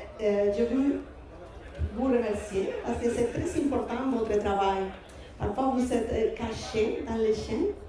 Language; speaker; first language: French; non-native, fluent; Spanish